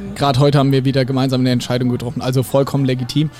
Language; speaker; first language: German; native; German